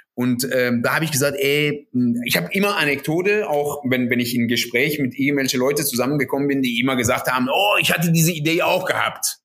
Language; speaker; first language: German; non-native, fluent; Persian